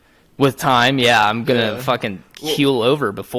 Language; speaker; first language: English; native; English